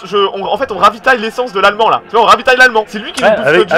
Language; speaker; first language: French; native; French